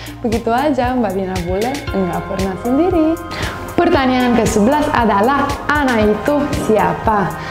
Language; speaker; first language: Indonesian; non-native, learner; Romanian